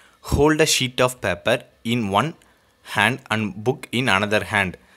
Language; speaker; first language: English; non-native, local second language; Tamil